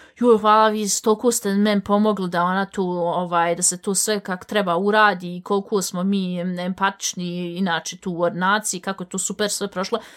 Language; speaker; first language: Bosnian; early bilingual, heritage; Bosnian